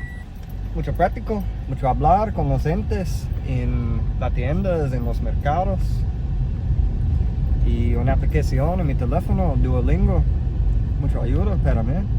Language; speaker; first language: Spanish; non-native, learner; English